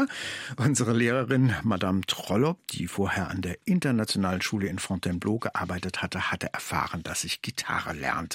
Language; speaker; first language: German; native; German